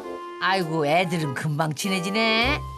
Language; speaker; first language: Korean; native; Korean